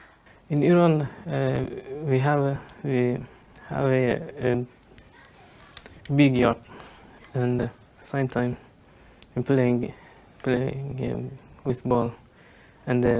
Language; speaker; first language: English; non-native, learner; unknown